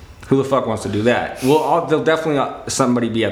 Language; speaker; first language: English; native; English